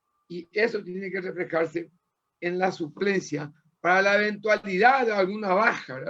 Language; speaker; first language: Spanish; native; Spanish